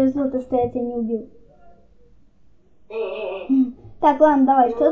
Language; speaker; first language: Russian; native; Russian